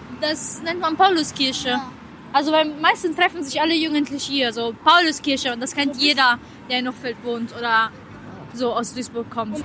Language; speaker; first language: German; non-native, fluent; Italian